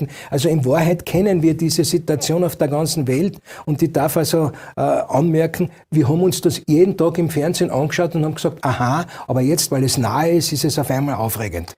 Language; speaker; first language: German; native; German